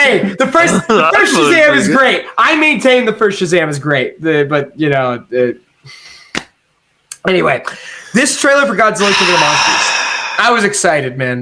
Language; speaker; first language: English; native; English